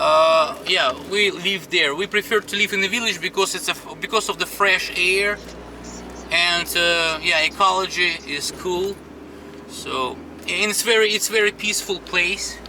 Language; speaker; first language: English; non-native, fluent; Russian